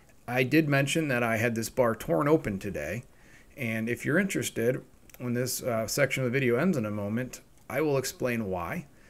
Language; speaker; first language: English; native; English